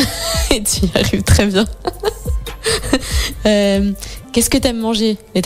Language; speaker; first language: French; native; French